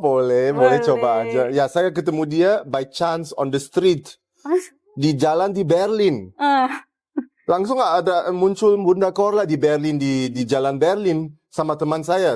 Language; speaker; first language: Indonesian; early bilingual, heritage; German